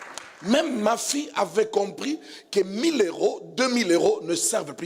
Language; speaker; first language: French; non-native, local second language; Lingala